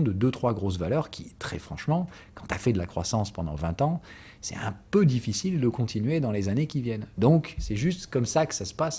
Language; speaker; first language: French; native; French